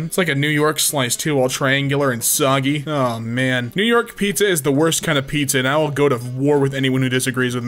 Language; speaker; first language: English; native; English